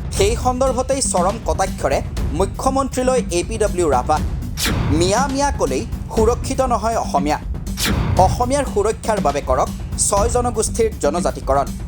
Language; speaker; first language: Assamese; native; Assamese